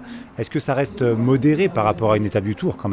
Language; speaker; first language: French; native; French